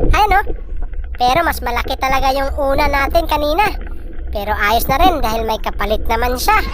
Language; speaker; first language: Filipino; non-native, local second language; Cebuano